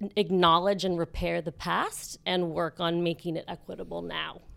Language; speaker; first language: English; native; English